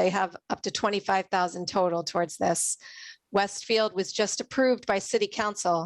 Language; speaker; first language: English; native; English